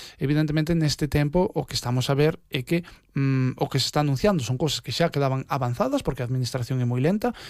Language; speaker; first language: Galician; native; Galician